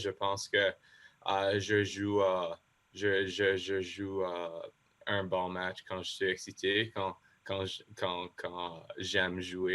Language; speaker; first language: French; non-native, local second language; English